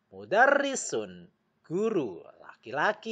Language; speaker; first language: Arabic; non-native, fluent; Indonesian